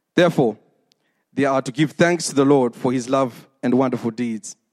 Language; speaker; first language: English; non-native, local second language; Shona